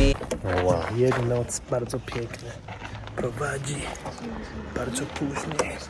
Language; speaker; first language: Polish; non-native, learner; English